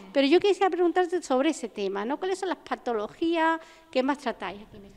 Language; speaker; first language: Spanish; native; Spanish